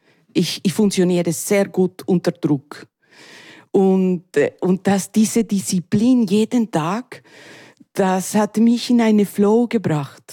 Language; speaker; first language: German; non-native, learner; Spanish